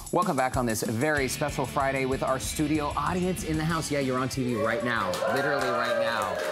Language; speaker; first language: English; native; English